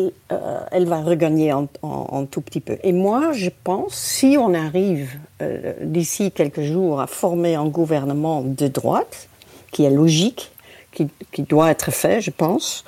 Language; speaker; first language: French; non-native, fluent; Dutch